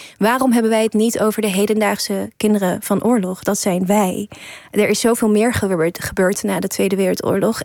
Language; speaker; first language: Dutch; early bilingual, other home language; Persian